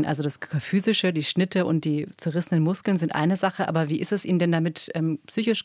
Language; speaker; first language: German; native; German